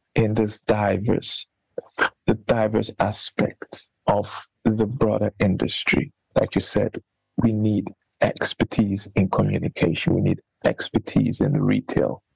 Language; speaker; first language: English; non-native, local second language; Akan